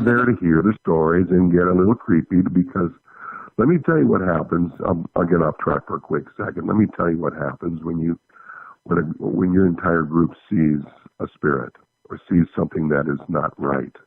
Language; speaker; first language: English; native; English